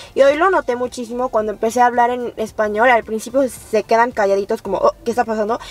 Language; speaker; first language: Spanish; native; Spanish